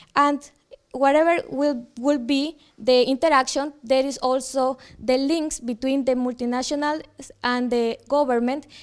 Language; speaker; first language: English; non-native, fluent; Ukrainian